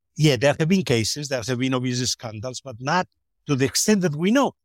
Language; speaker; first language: English; non-native, fluent; Spanish